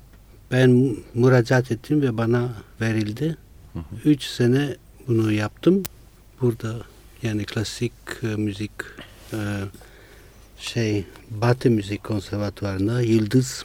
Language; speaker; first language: Turkish; non-native, fluent; Italian